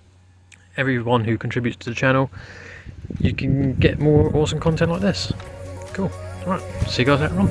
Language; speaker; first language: English; native; English